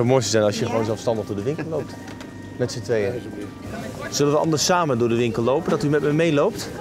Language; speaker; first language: Dutch; native; Dutch